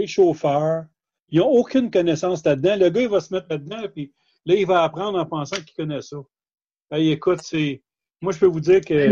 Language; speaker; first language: French; native; French